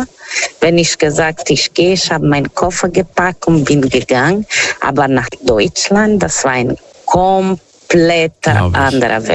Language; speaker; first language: German; non-native, fluent; Portuguese